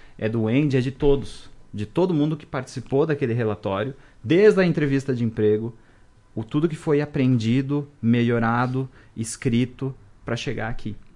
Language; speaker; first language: Portuguese; native; Portuguese